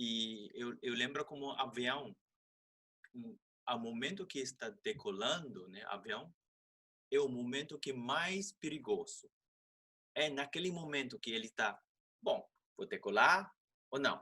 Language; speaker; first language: Portuguese; non-native, fluent; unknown